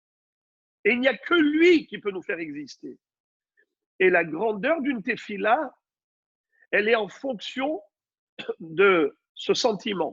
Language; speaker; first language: French; native; French